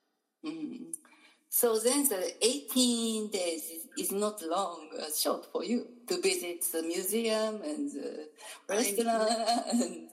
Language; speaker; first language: English; non-native, learner; Japanese